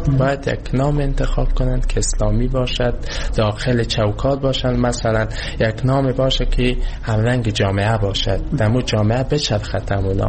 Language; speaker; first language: Persian; native; Persian